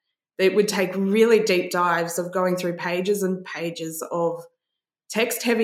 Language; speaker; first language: English; native; English